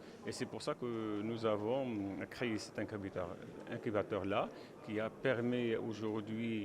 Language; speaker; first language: French; non-native, local second language; Arabic